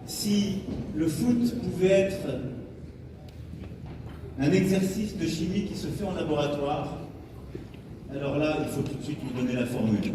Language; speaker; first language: French; native; French